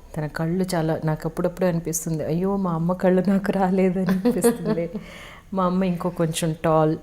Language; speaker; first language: Telugu; native; Telugu